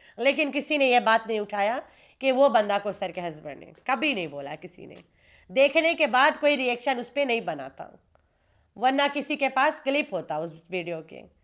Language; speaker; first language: Urdu; non-native, local second language; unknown